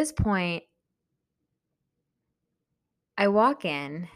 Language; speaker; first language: English; early bilingual, other home language; Spanish